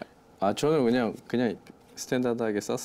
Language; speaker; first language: Korean; native; Korean